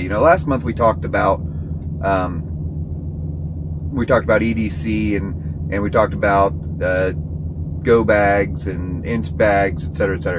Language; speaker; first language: English; native; English